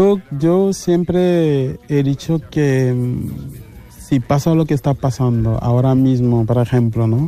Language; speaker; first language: Spanish; non-native, fluent; Wolof